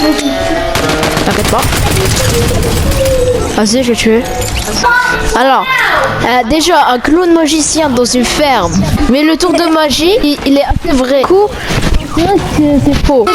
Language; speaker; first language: French; native; French